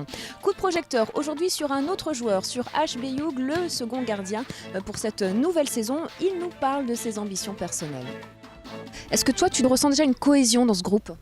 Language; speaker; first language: French; native; French